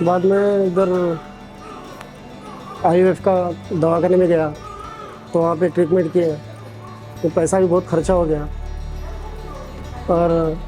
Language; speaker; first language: Hindi; non-native, local second language; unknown